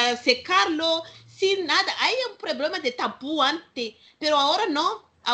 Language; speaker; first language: Spanish; non-native, learner; Malagasy